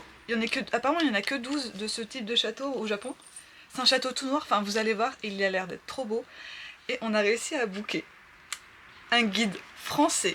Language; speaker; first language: French; native; French